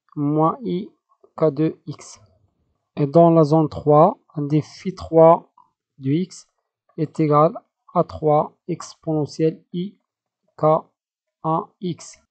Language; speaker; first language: French; non-native, local second language; Arabic